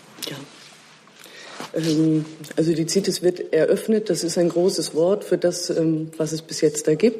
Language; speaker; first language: German; native; German